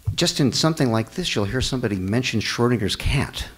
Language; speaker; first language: English; native; English